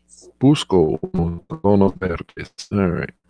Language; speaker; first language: Spanish; non-native, learner; English